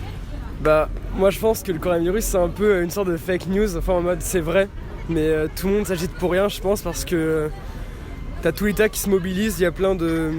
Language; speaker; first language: French; native; French